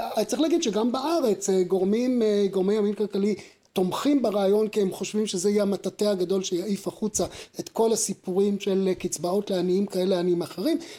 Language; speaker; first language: Hebrew; native; Hebrew